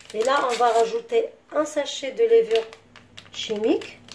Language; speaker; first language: French; non-native, local second language; Arabic